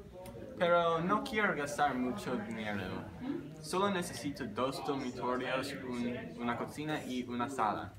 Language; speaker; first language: Spanish; non-native, learner; English